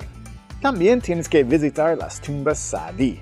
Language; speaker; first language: Spanish; non-native, fluent; English